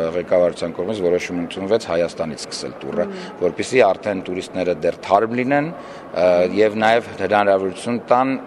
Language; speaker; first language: Armenian; native; Armenian